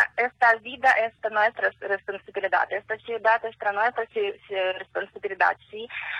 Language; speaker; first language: Spanish; non-native, learner; Ukrainian